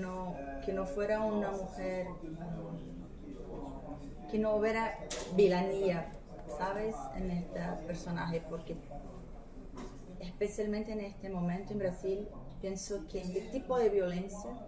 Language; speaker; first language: Spanish; non-native, fluent; Portuguese